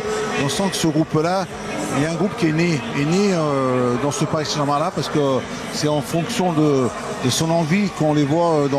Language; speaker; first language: French; native; French